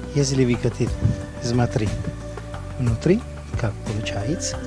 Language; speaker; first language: Russian; non-native, learner; Italian